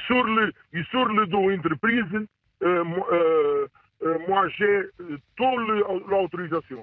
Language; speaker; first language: French; non-native, learner; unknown